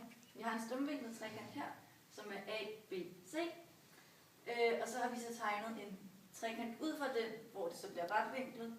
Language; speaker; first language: Danish; native; Danish